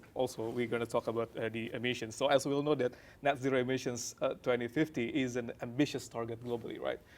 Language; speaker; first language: English; non-native, fluent; Indonesian